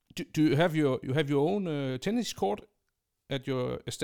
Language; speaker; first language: English; non-native, fluent; Danish